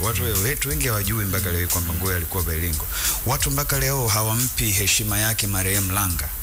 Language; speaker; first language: Swahili; native; Swahili